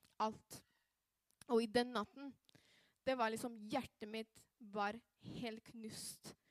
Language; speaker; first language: Norwegian; non-native, fluent; Spanish